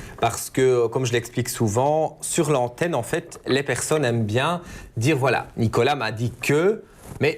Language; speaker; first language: French; native; French